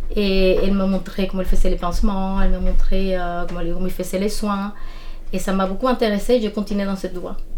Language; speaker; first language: French; non-native, fluent; Spanish